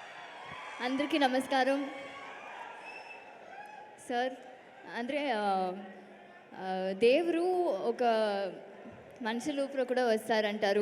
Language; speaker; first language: Telugu; non-native, local second language; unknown